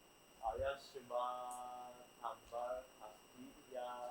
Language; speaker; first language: Persian; non-native, learner; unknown